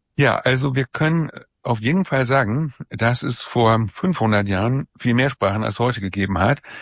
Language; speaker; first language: German; native; German